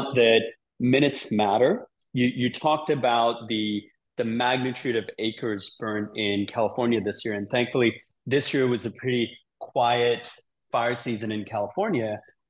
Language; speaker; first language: English; native; English